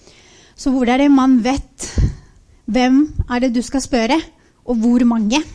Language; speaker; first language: Norwegian; non-native, fluent; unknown